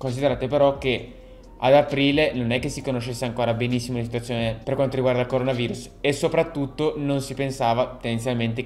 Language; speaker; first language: Italian; native; Italian